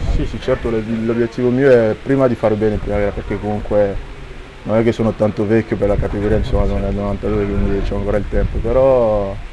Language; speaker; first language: Italian; non-native, fluent; French